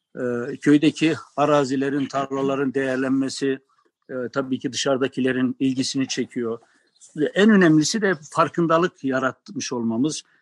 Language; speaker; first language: Turkish; native; Turkish